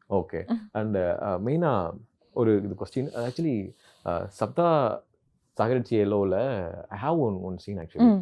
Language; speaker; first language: Tamil; native; Tamil